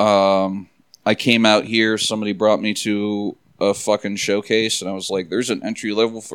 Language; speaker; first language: English; native; English